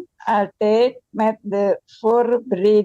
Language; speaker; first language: Dutch; non-native, learner; Indonesian